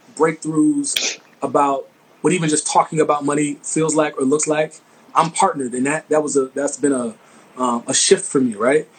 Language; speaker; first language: English; native; English